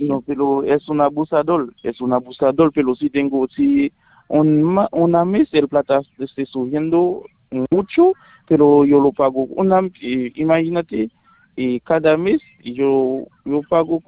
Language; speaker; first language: Spanish; non-native, learner; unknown